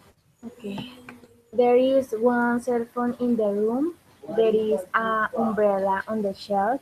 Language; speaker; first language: English; non-native, learner; Spanish